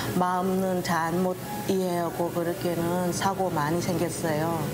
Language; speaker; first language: Korean; non-native, fluent; Vietnamese